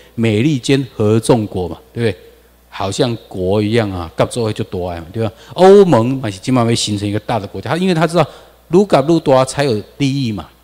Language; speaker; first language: Chinese; non-native, local second language; Min Nan Chinese